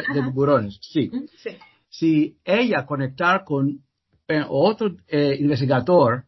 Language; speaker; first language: Spanish; non-native, learner; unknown